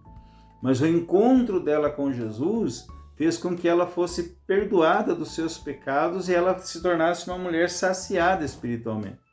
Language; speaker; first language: Portuguese; native; Portuguese